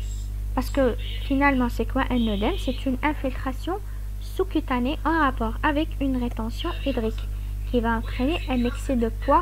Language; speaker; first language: French; non-native, local second language; Arabic